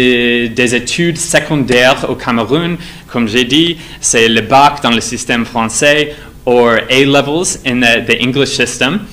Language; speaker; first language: French; non-native, fluent; English